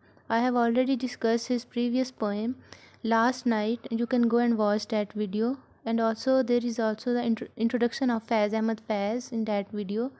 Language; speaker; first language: English; non-native, local second language; Urdu